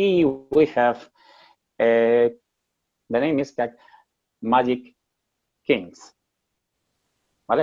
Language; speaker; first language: English; non-native, learner; Spanish